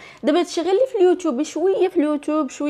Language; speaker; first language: Arabic; native; Arabic